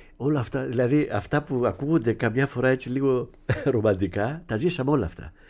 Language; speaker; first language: Greek; early bilingual, heritage; Greek